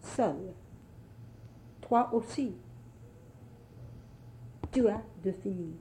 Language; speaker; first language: French; non-native, learner; English